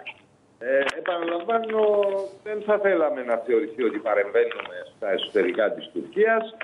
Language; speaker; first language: Greek; native; Greek